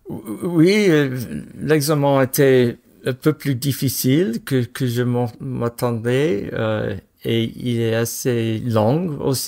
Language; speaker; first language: French; non-native, fluent; English